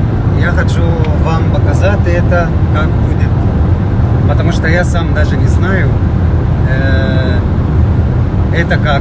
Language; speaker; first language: Russian; non-native, learner; Arabic